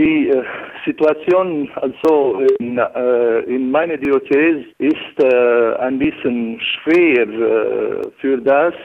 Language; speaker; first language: German; non-native, learner; Albanian